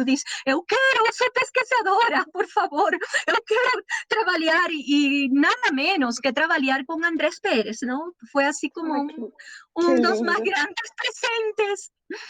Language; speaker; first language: Portuguese; non-native, learner; Spanish